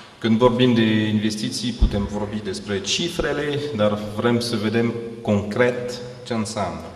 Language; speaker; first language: Romanian; non-native, fluent; French